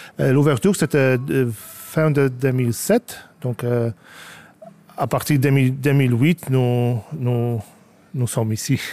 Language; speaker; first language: French; non-native, learner; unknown